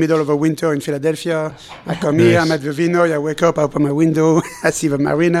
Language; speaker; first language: English; non-native, fluent; French